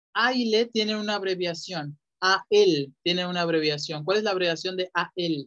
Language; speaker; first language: Spanish; native; Spanish